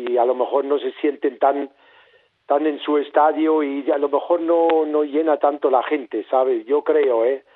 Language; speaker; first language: Spanish; non-native, fluent; German